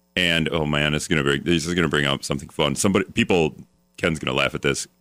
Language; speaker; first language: English; native; English